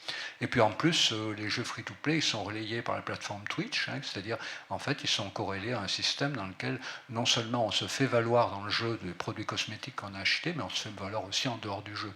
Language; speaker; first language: French; native; French